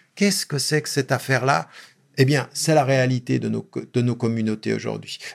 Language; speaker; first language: French; native; French